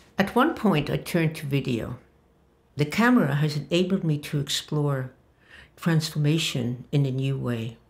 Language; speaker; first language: English; early bilingual, other home language; Hebrew